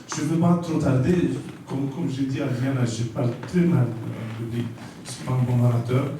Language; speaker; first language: French; non-native, fluent; Romanian